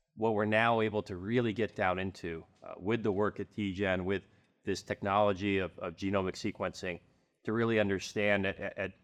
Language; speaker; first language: English; native; English